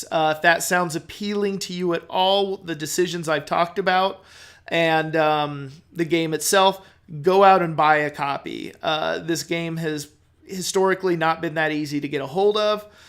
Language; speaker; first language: English; native; English